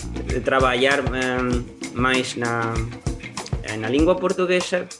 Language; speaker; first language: Portuguese; non-native, learner; Spanish